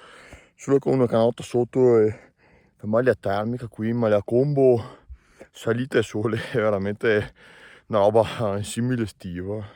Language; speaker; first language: Italian; native; Italian